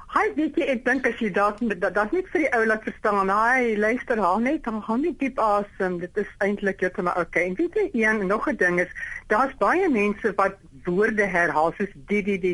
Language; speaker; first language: Afrikaans; non-native, local second language; English